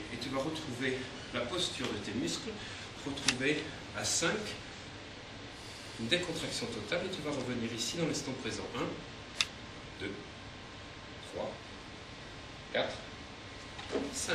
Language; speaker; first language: French; native; French